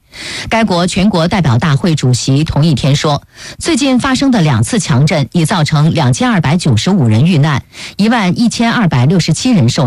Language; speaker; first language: Chinese; native; Chinese